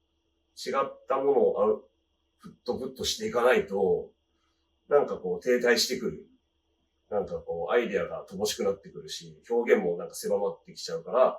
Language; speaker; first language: Japanese; native; Japanese